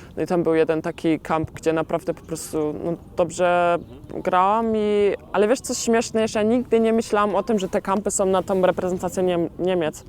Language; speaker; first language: Polish; early bilingual, heritage; Polish